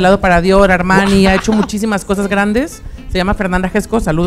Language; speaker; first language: Spanish; native; Spanish